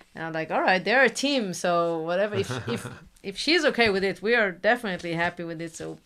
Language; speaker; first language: English; non-native, fluent; Hebrew